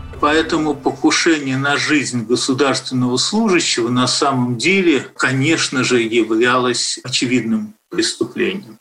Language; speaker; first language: Russian; native; Russian